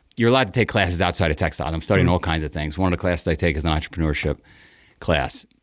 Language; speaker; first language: English; native; English